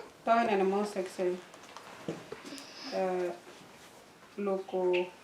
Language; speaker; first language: Finnish; non-native, fluent; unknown